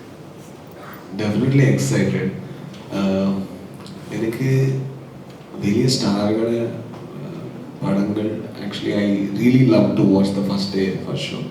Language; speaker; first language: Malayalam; non-native, learner; Kannada